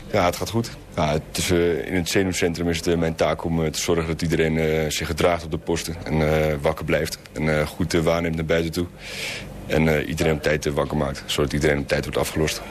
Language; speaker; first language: Dutch; native; Dutch